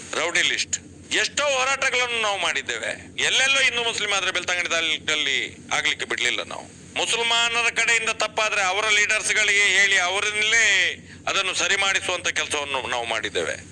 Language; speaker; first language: Kannada; non-native, local second language; Tulu